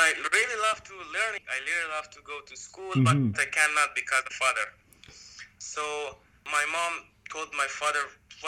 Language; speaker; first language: English; non-native, learner; Persian